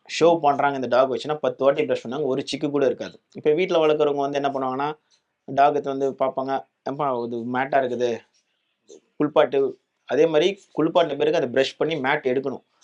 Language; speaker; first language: Tamil; native; Tamil